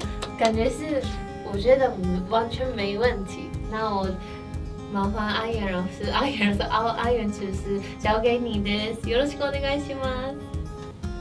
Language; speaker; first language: Chinese; non-native, fluent; Japanese